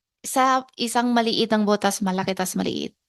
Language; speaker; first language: Filipino; non-native, learner; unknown